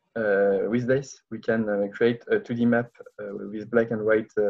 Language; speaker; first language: English; non-native, learner; French